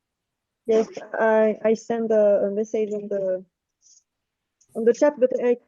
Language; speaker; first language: English; non-native, fluent; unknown